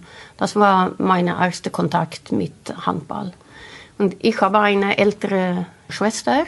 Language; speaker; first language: German; non-native, learner; Swedish